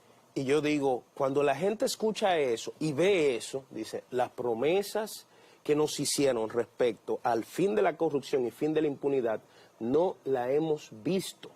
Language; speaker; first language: Spanish; native; Spanish